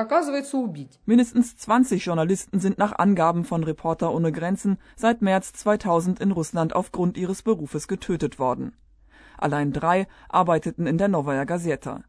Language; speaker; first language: German; native; German